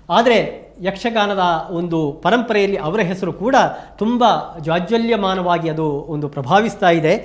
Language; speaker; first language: Kannada; native; Kannada